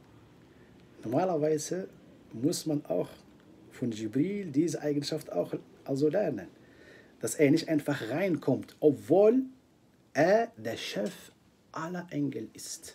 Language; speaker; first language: German; non-native, fluent; Arabic